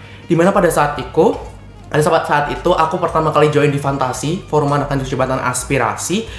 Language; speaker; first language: Indonesian; native; Indonesian